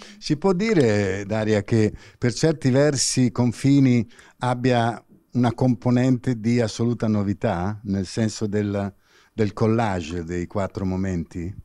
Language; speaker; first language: Italian; native; Italian